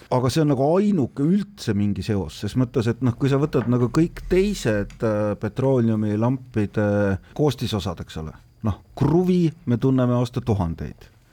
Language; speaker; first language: Estonian; native; Estonian